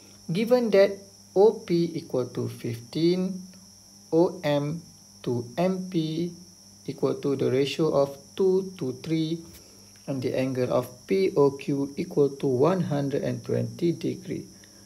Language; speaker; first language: English; non-native, local second language; Malay